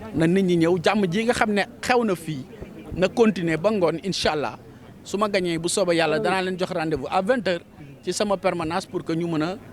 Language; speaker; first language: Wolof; native; Wolof